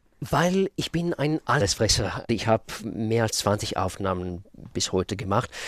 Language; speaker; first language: German; non-native, fluent; Russian